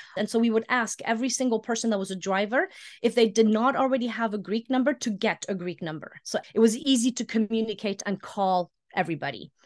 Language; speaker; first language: English; early bilingual, heritage; Icelandic